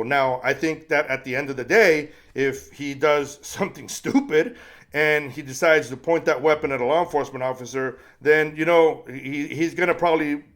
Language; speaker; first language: English; native; English